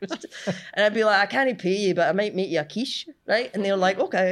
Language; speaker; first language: English; native; English